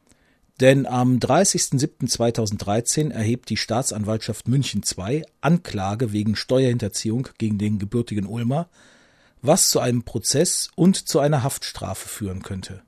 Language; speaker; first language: German; native; German